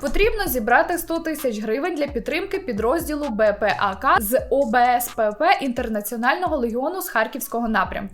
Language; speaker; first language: Ukrainian; native; Ukrainian